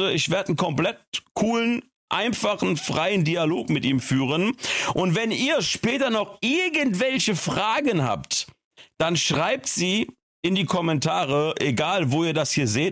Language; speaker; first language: German; native; German